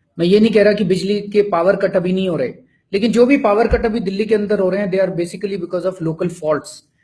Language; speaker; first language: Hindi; native; Hindi